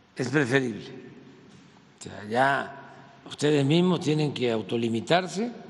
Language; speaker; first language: Spanish; native; Spanish